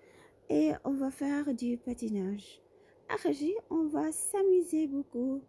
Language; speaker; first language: French; non-native, learner; Arabic